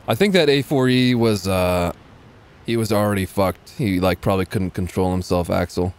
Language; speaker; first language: English; native; English